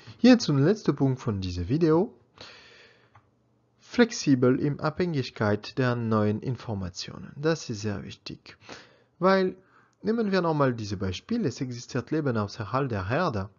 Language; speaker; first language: German; non-native, learner; French